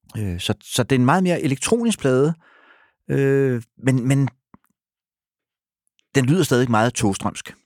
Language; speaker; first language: Danish; native; Danish